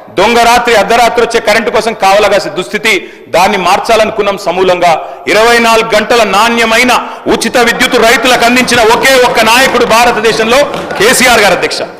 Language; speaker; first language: Telugu; native; Telugu